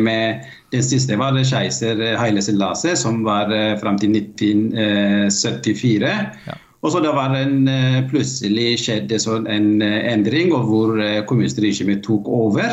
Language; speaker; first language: Norwegian; non-native, fluent; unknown